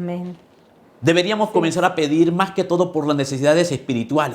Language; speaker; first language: Spanish; native; Spanish